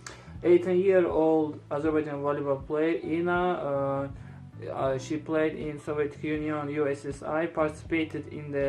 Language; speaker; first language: English; non-native, learner; Azerbaijani